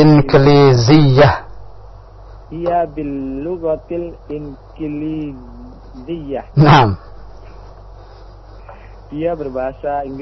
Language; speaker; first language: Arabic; non-native, learner; Indonesian